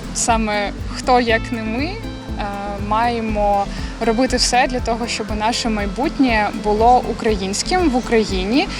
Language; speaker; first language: Ukrainian; non-native, local second language; Russian